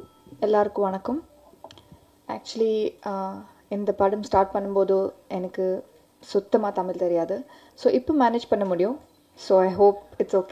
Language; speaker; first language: Tamil; non-native, learner; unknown